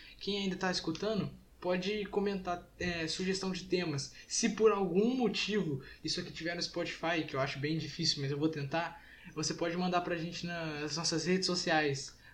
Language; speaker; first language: Portuguese; native; Portuguese